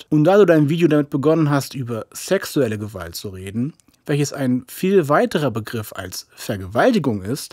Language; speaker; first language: German; native; German